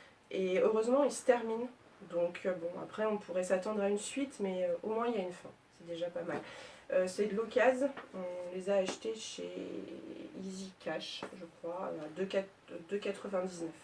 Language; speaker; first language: French; native; French